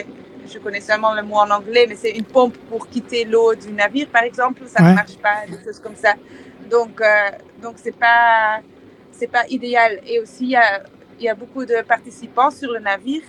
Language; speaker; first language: French; non-native, fluent; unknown